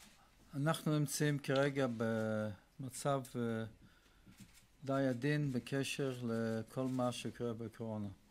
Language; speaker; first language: Hebrew; non-native, fluent; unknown